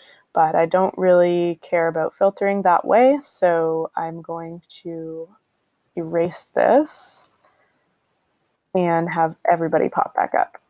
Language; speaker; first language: English; native; English